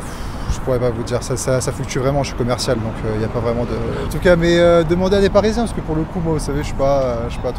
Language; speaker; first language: French; native; French